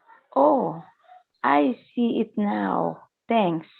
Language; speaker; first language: English; non-native, learner; Indonesian